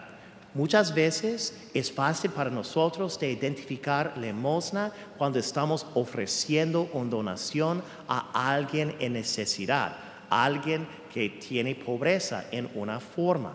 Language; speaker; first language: Spanish; non-native, fluent; English